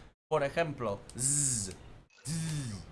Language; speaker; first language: Spanish; non-native, fluent; English